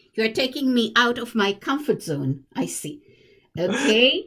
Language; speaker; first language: English; non-native, fluent; Hebrew